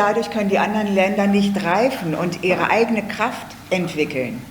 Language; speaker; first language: German; native; German